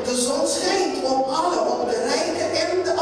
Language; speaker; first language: Dutch; non-native, local second language; Papiamento